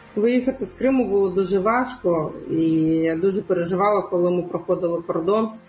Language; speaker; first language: Ukrainian; non-native, local second language; Crimean Tatar